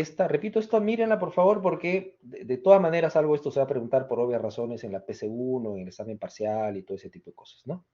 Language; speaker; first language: Spanish; native; Spanish